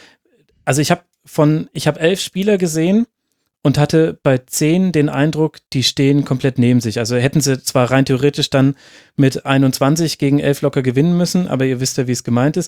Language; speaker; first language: German; native; German